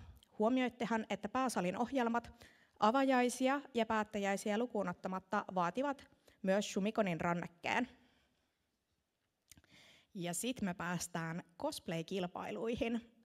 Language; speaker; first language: Finnish; native; Finnish